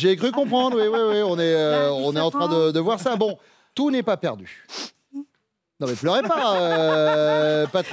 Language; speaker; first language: French; native; French